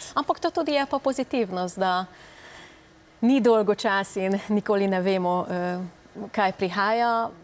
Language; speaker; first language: Slovenian; non-native, learner; Hungarian